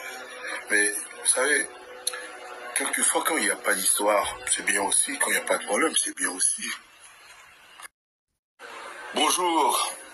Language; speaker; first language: French; non-native, local second language; Lingala